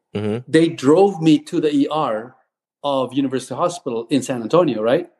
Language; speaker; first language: English; non-native, local second language; Cebuano